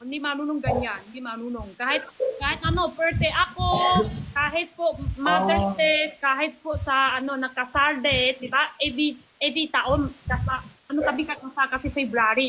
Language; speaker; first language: Filipino; non-native, learner; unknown